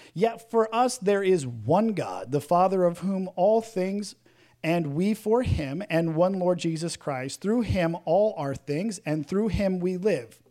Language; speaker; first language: English; native; English